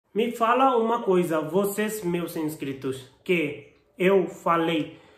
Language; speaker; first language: Portuguese; non-native, learner; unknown